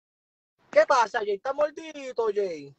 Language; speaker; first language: Spanish; native; Spanish